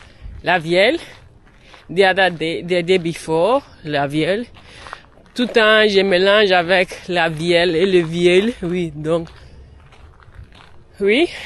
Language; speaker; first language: French; non-native, learner; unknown